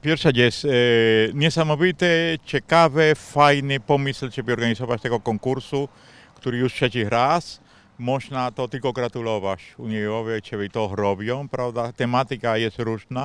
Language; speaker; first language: Polish; non-native, fluent; Spanish